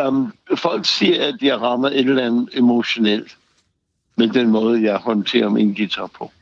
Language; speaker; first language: Danish; non-native, fluent; English